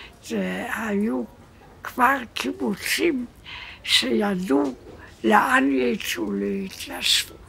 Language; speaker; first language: Hebrew; non-native, fluent; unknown